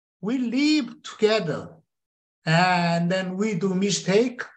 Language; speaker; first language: English; non-native, learner; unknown